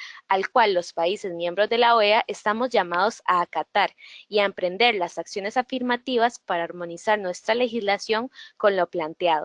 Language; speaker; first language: Spanish; native; Spanish